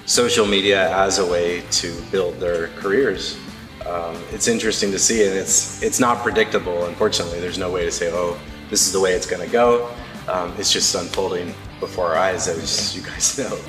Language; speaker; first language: English; native; English